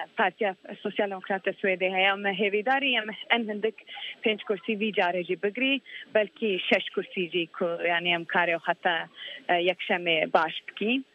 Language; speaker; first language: Kurdish; early bilingual, heritage; Kurdish